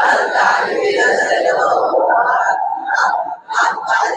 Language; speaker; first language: Arabic; non-native, learner; Bangla